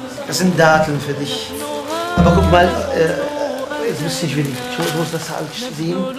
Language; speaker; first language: German; non-native, fluent; Arabic